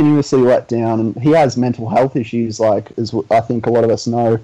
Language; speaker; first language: English; native; English